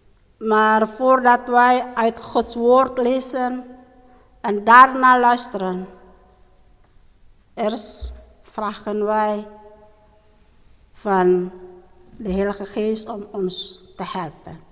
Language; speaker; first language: Dutch; non-native, learner; Indonesian